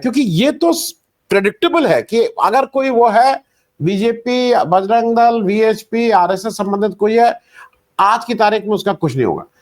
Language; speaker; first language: Hindi; native; Hindi